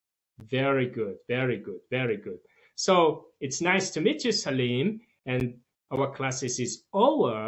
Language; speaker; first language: English; non-native, fluent; Tajik